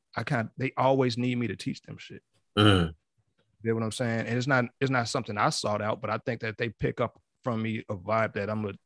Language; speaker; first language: English; native; English